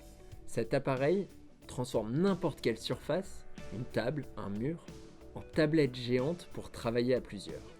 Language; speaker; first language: French; native; French